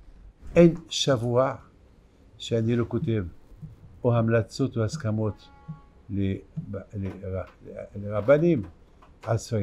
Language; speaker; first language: Hebrew; non-native, fluent; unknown